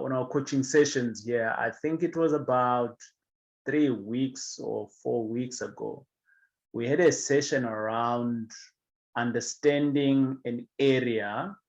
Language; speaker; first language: English; non-native, local second language; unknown